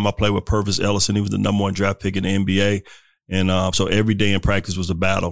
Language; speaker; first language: English; native; English